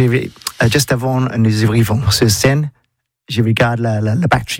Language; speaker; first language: French; non-native, learner; English